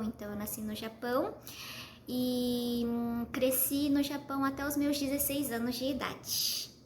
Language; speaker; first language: Portuguese; early bilingual, heritage; Portuguese